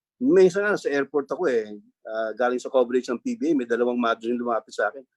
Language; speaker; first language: Filipino; native; Filipino